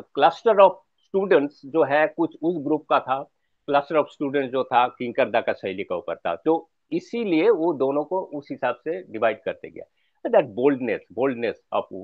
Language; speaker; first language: Hindi; non-native, local second language; Bangla